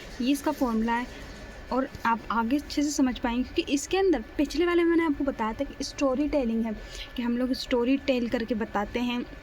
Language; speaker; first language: Hindi; native; Hindi